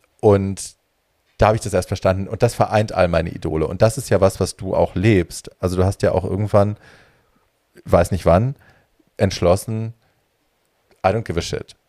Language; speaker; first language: German; native; German